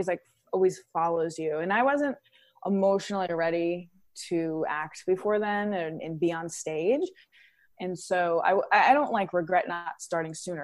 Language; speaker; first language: English; native; English